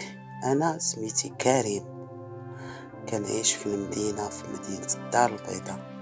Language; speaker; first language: Arabic; native; Arabic